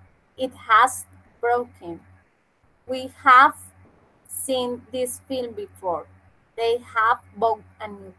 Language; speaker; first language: English; non-native, fluent; Spanish